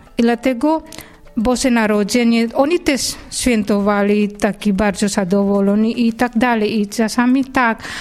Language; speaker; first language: Polish; non-native, learner; Indonesian